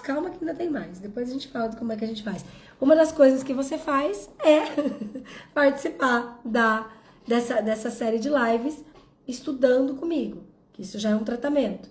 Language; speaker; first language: Portuguese; native; Portuguese